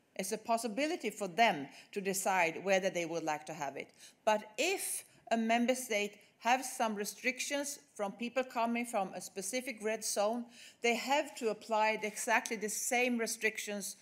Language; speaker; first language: English; non-native, fluent; Swedish